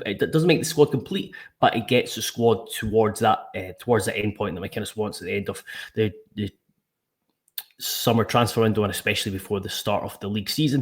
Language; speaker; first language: English; native; English